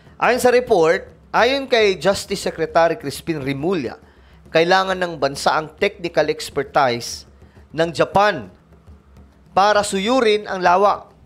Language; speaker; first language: Filipino; non-native, local second language; Cebuano